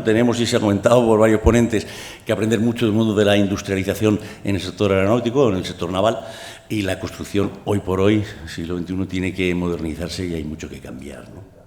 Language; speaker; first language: Spanish; native; Spanish